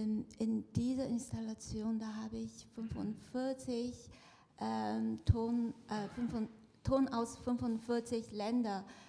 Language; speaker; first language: German; non-native, fluent; Chinese